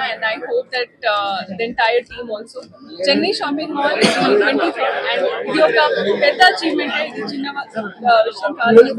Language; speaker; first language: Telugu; non-native, learner; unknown